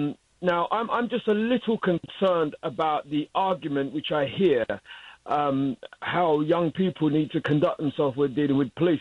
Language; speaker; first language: English; native; English